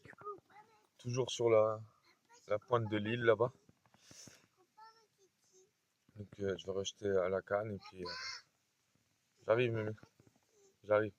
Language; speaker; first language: French; native; French